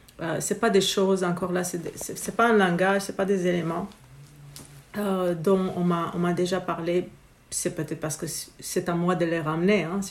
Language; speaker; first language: French; non-native, fluent; Romanian